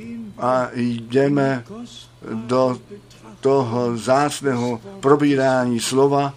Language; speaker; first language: Czech; non-native, fluent; German